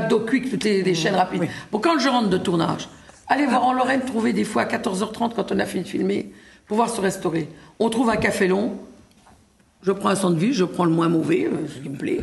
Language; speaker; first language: French; native; French